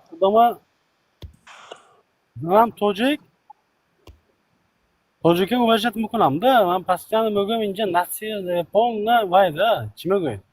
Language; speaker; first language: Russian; non-native, learner; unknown